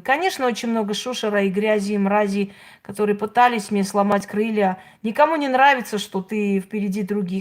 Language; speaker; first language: Russian; native; Russian